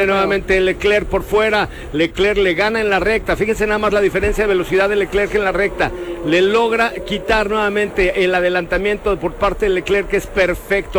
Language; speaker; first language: Spanish; native; Spanish